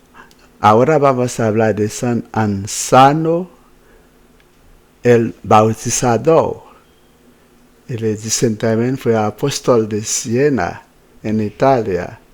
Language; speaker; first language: Spanish; non-native, fluent; Haitian Creole